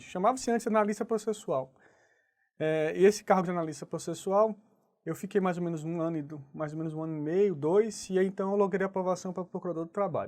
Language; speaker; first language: Portuguese; native; Portuguese